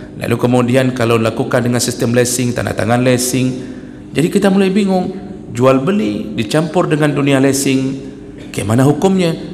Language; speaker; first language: Malay; non-native, local second language; Achinese